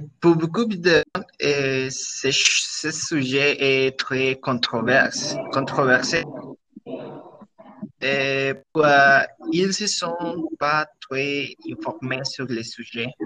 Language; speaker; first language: French; non-native, learner; Spanish